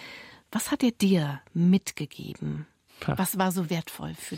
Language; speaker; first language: German; native; German